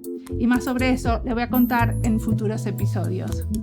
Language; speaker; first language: Spanish; native; Spanish